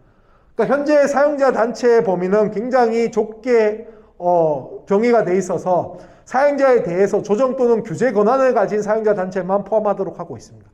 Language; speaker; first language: Korean; native; Korean